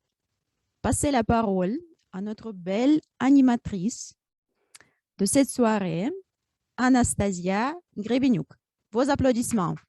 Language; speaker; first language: French; non-native, fluent; Russian